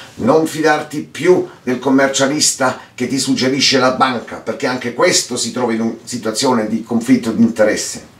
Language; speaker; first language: Italian; early bilingual, heritage; Italian